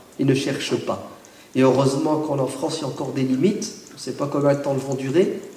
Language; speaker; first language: French; early bilingual, other home language; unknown